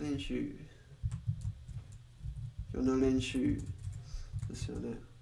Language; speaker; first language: Japanese; non-native, learner; English